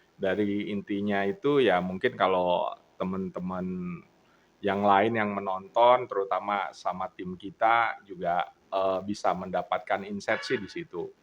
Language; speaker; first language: Indonesian; non-native, local second language; Sundanese